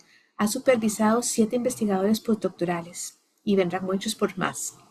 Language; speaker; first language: Spanish; native; Spanish